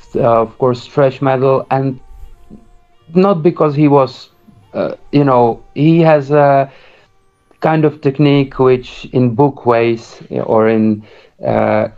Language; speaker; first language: English; early bilingual, other home language; Czech